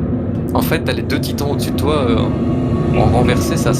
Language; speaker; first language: French; native; French